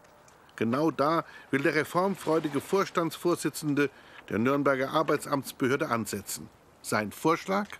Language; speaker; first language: German; native; German